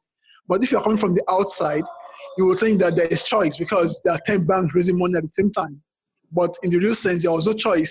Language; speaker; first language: English; non-native, local second language; Yoruba